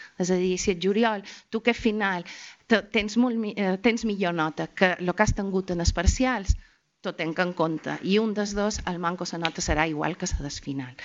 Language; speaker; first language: Catalan; native; Catalan